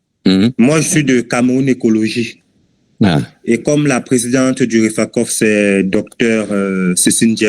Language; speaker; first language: French; native; French